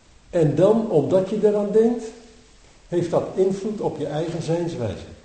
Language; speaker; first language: Dutch; native; Dutch